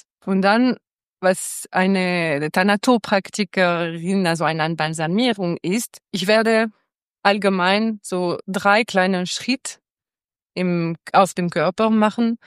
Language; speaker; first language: German; non-native, local second language; French